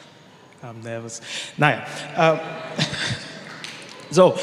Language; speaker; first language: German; non-native, learner; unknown